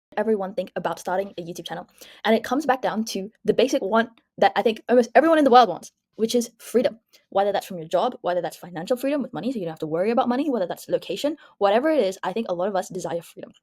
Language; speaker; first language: English; native; English